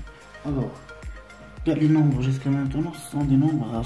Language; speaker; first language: French; non-native, local second language; Arabic